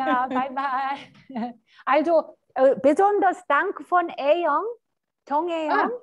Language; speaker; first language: German; non-native, fluent; Korean